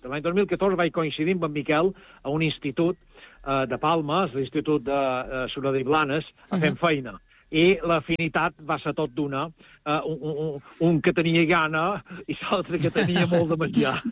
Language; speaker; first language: Catalan; native; Catalan